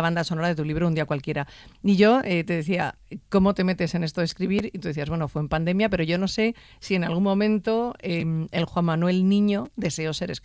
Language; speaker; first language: Spanish; native; Spanish